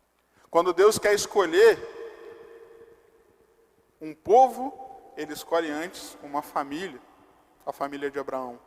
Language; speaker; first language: Portuguese; native; Portuguese